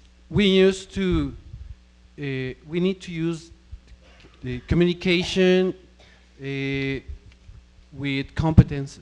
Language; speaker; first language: English; non-native, fluent; Spanish